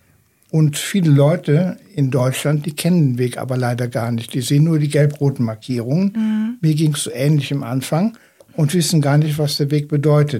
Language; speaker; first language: German; native; German